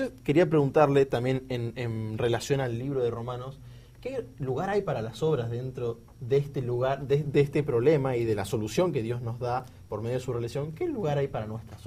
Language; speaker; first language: Spanish; native; Spanish